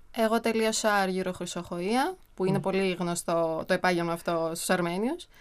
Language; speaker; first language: Greek; early bilingual, other home language; Armenian